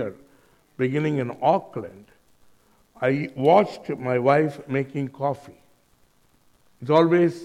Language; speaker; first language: English; non-native, local second language; Tamil